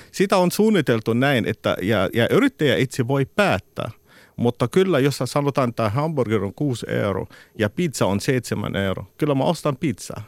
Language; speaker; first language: Finnish; non-native, fluent; Arabic